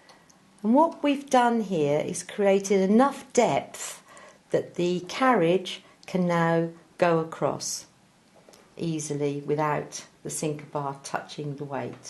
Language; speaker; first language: English; native; English